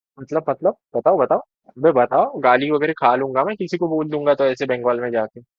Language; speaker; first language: Hindi; non-native, local second language; Marathi